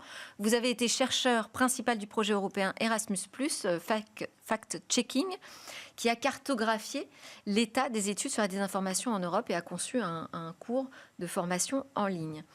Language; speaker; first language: French; native; French